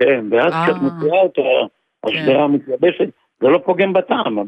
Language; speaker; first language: Hebrew; native; Hebrew